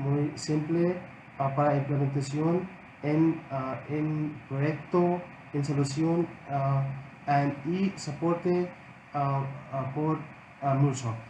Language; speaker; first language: Spanish; non-native, learner; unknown